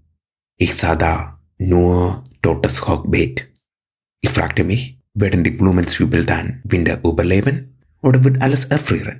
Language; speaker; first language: German; non-native, fluent; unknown